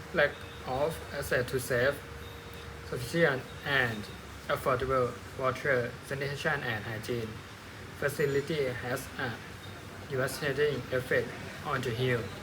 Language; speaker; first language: English; non-native, learner; Thai